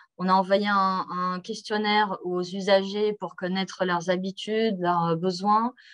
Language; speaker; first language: French; native; French